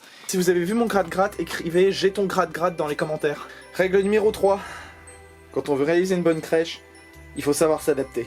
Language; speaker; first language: French; native; French